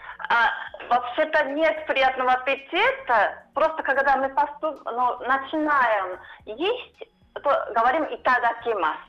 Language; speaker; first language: Russian; non-native, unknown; Japanese